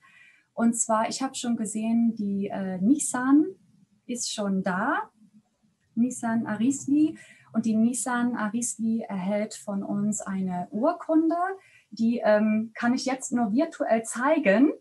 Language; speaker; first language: German; native; German